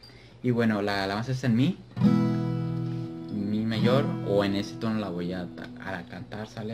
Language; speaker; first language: Spanish; native; Spanish